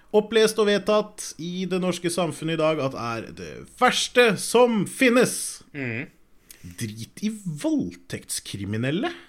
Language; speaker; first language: Norwegian; native; Norwegian